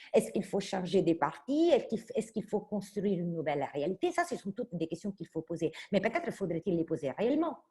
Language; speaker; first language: French; non-native, fluent; Italian